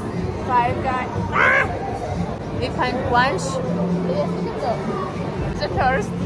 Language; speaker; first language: English; non-native, learner; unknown